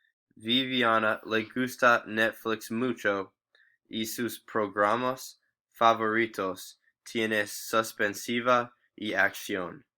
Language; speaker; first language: Spanish; non-native, learner; English